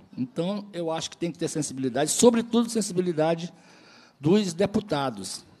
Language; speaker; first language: Portuguese; native; Portuguese